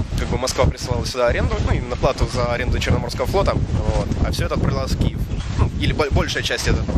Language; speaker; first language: Russian; native; Russian